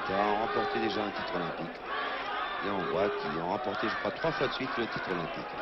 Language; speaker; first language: French; native; French